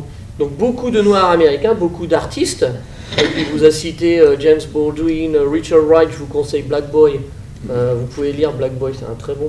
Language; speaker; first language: French; native; French